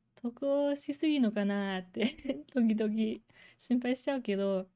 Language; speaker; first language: Japanese; non-native, fluent; English